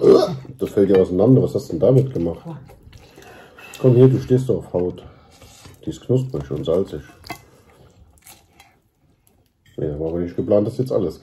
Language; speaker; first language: German; native; German